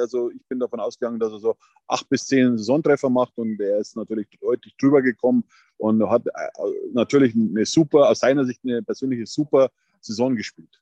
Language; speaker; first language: German; native; German